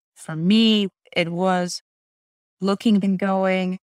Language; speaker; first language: English; non-native, fluent; Swedish